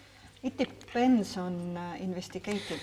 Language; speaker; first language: English; non-native, learner; Romanian